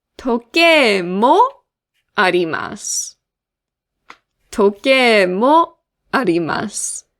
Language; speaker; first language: Japanese; non-native, fluent; English